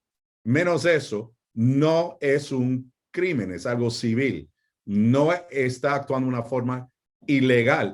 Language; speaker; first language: Spanish; non-native, fluent; English